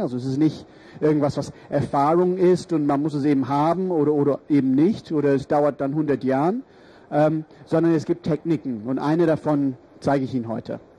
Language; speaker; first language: German; non-native, fluent; English